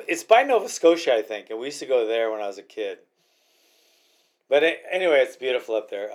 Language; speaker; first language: English; native; English